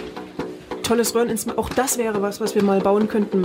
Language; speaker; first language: German; native; German